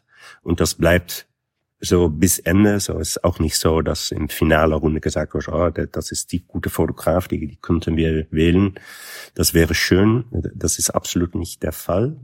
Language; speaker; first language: German; non-native, fluent; Dutch